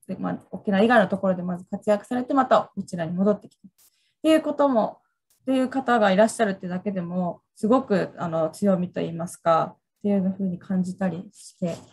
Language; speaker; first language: Japanese; native; Japanese